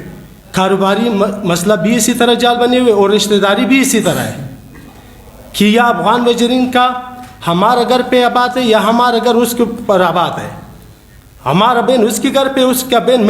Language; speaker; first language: Urdu; non-native, local second language; Pashto